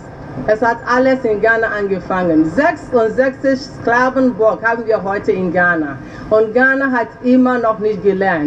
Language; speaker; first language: German; non-native, fluent; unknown